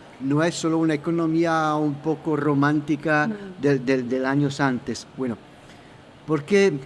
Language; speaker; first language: Spanish; non-native, fluent; Italian